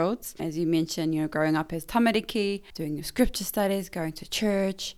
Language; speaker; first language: English; native; English